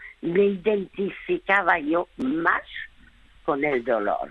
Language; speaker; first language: Spanish; early bilingual, other home language; French